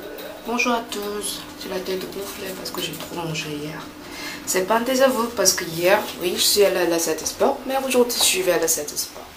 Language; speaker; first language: French; non-native, fluent; Korean